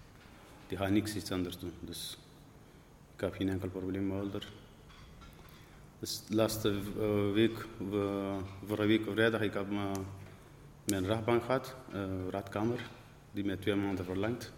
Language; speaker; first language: Dutch; non-native, learner; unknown